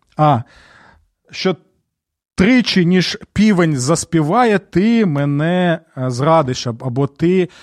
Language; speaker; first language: Ukrainian; native; Ukrainian